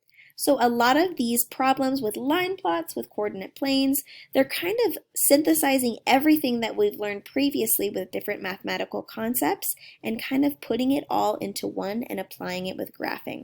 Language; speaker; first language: English; native; English